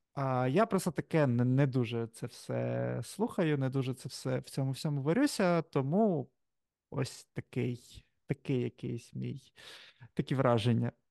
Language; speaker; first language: Ukrainian; native; Ukrainian